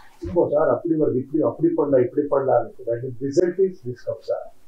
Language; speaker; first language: Tamil; non-native, learner; Kannada